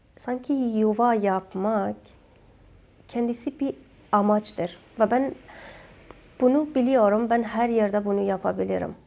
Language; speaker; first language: Turkish; non-native, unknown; Kurdish